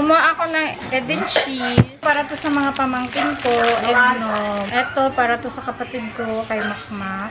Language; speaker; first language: Filipino; non-native, local second language; Cebuano